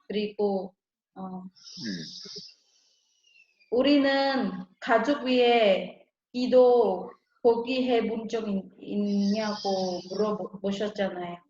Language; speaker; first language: Korean; non-native, learner; Khmer